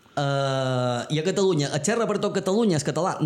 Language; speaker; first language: Catalan; native; Catalan